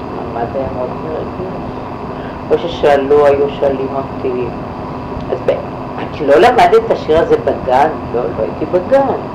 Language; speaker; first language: Hebrew; non-native, fluent; Yiddish